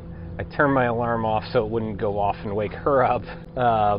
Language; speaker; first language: English; native; English